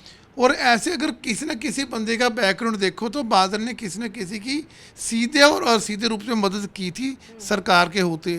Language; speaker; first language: Hindi; non-native, local second language; Punjabi